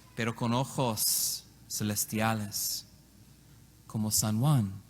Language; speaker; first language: Spanish; non-native, learner; English